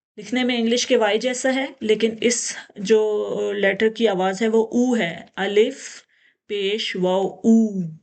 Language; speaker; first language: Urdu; native; Urdu